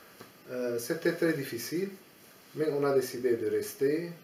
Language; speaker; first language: French; non-native, fluent; Aramaic